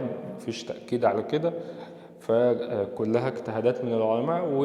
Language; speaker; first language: Arabic; native; Arabic